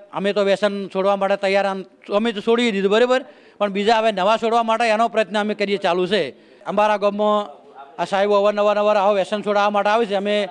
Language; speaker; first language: Gujarati; native; Gujarati